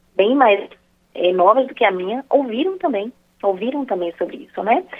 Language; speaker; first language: Portuguese; native; Portuguese